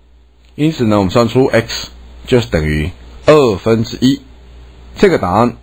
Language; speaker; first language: Chinese; native; Chinese